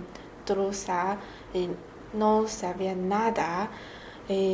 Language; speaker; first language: Spanish; non-native, learner; Chinese